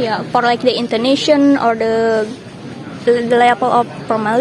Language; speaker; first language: English; non-native, learner; Indonesian